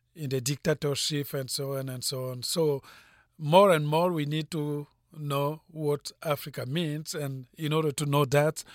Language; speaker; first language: English; non-native, fluent; French